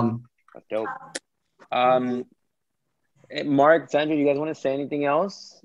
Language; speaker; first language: English; native; English